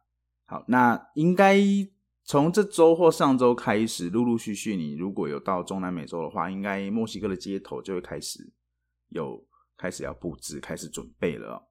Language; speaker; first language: Chinese; native; Chinese